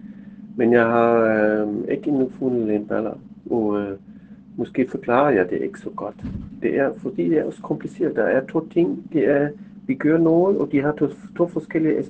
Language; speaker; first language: Danish; non-native, fluent; German